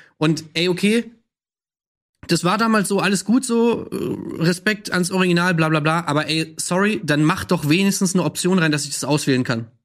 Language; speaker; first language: German; native; German